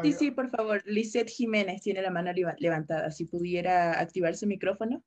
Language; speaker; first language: Spanish; native; Spanish